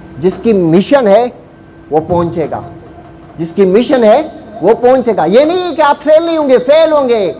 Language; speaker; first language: Urdu; non-native, local second language; Pashto